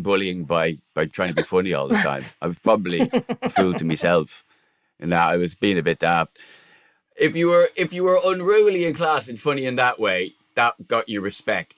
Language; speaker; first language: English; native; English